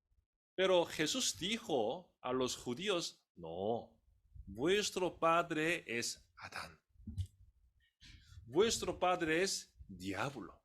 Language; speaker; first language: Spanish; non-native, fluent; Korean